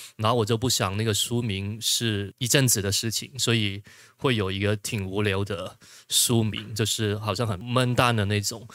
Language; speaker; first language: Chinese; non-native, local second language; Cantonese